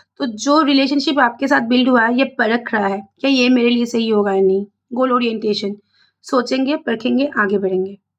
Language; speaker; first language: Hindi; non-native, local second language; Bangla